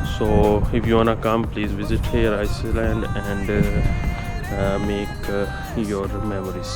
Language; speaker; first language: English; non-native, learner; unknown